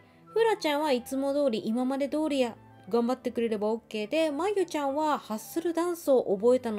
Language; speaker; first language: Japanese; native; Japanese